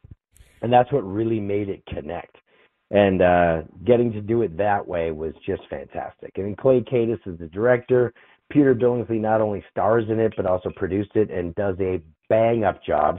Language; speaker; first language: English; native; English